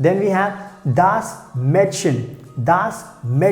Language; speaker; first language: German; non-native, fluent; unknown